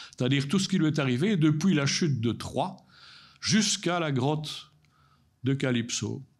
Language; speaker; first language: French; native; French